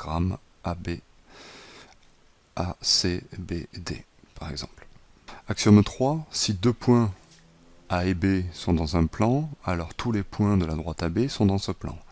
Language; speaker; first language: French; native; French